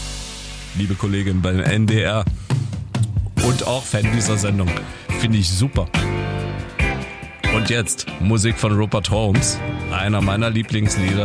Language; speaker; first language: German; native; German